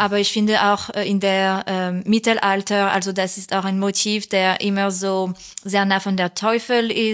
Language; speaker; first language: German; non-native, fluent; French